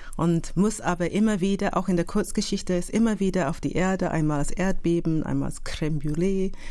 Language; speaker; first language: German; non-native, fluent; English